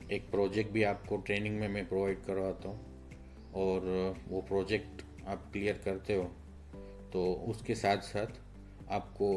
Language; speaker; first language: Hindi; non-native, local second language; Gujarati